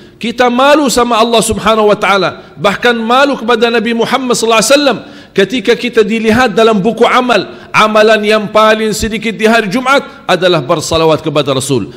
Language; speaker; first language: Malay; non-native, fluent; Arabic